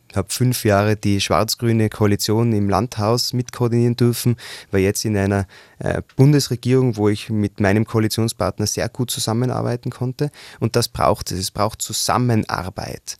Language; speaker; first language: German; native; German